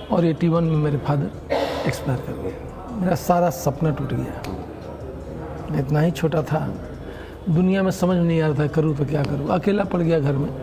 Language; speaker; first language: Hindi; non-native, local second language; Bhojpuri